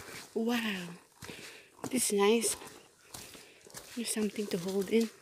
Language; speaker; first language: English; non-native, local second language; Filipino